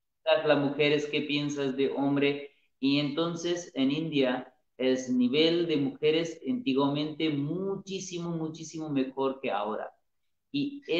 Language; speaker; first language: Spanish; non-native, learner; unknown